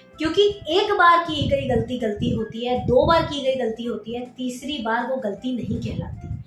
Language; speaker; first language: Hindi; native; Hindi